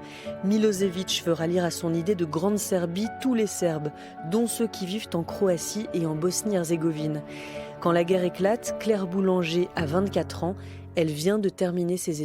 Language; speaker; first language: French; native; French